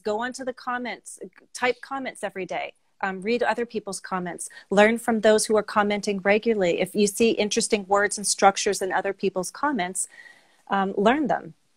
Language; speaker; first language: English; native; English